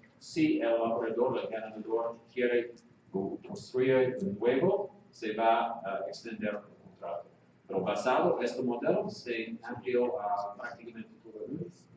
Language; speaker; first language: Spanish; non-native, fluent; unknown